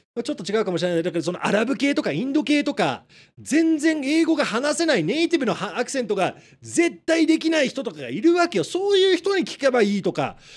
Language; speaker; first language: Japanese; native; Japanese